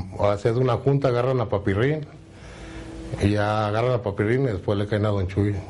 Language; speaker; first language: Spanish; native; Spanish